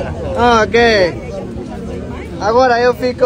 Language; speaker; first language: Portuguese; non-native, learner; Vietnamese